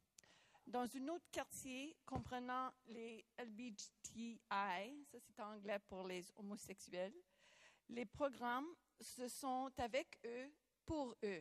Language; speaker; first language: French; non-native, local second language; English